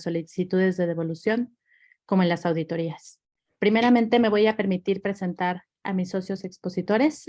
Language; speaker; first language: Spanish; native; Spanish